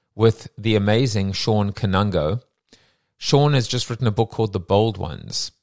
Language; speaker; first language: English; native; English